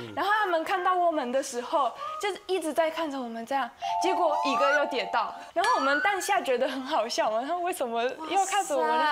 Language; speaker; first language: Chinese; non-native, fluent; Italian